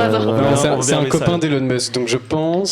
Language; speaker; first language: French; native; French